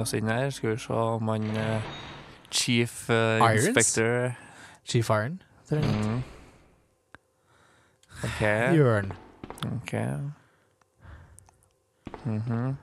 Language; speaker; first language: Norwegian; native; Norwegian